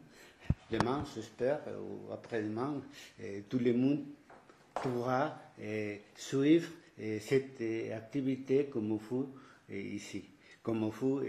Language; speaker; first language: French; non-native, fluent; Spanish